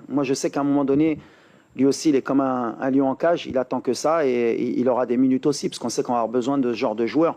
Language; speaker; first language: French; native; French